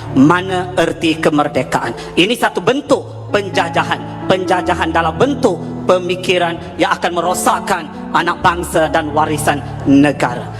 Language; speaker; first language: Malay; non-native, local second language; Tamil